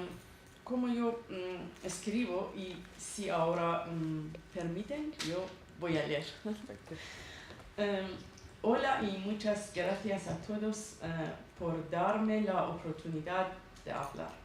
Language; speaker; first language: Spanish; non-native, learner; Persian